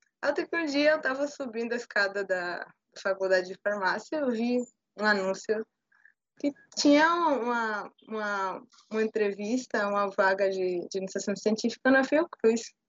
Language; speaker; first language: Portuguese; non-native, fluent; Spanish